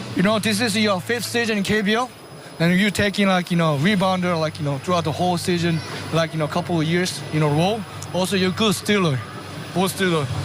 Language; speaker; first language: English; non-native, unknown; Korean